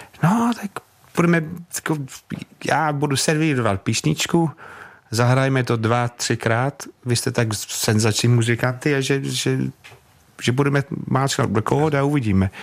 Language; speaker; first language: Czech; non-native, fluent; English